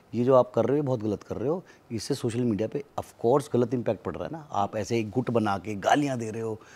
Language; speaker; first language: Hindi; native; Hindi